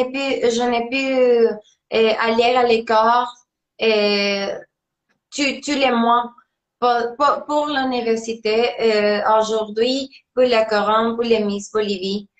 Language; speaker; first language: French; non-native, learner; Spanish